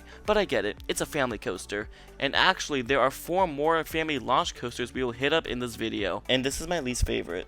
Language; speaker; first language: English; native; English